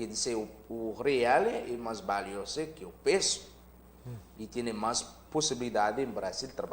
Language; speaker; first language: Spanish; non-native, learner; Haitian Creole